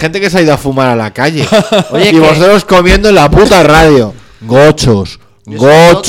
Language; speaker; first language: Spanish; native; Spanish